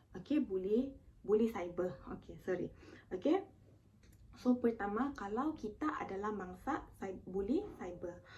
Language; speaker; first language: Malay; native; Malay